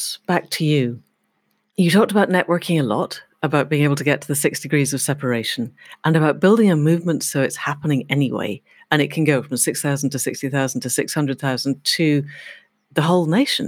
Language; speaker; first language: English; native; English